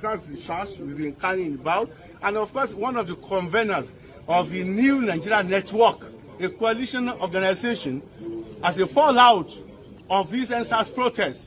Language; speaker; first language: English; non-native, local second language; Yoruba